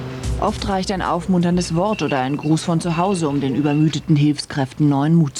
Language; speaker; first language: German; native; German